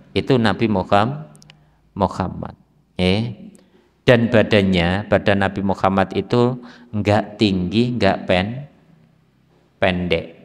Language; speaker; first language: Indonesian; native; Indonesian